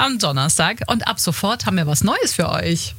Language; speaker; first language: German; native; German